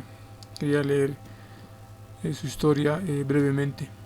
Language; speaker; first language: Spanish; native; Spanish